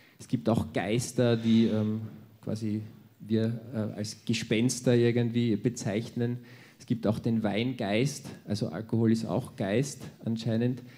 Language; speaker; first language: German; native; German